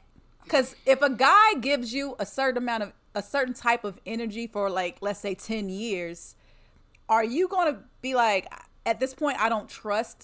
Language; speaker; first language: English; native; English